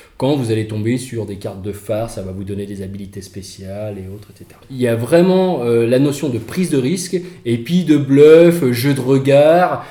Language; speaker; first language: French; native; French